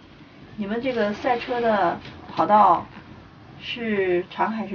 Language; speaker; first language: Chinese; native; Chinese